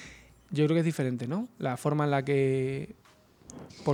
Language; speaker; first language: Spanish; native; Spanish